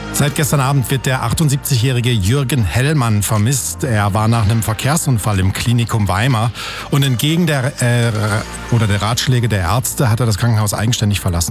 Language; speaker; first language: German; native; German